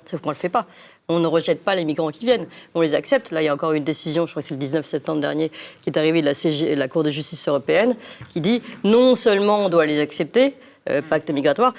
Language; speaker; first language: French; native; French